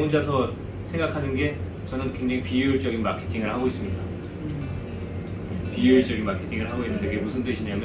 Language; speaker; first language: Korean; native; Korean